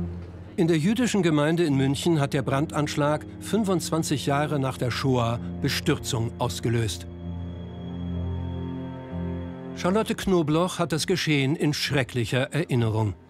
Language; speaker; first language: German; native; German